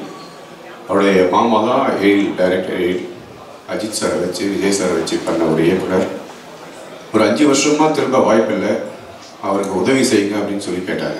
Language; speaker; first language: Tamil; native; Tamil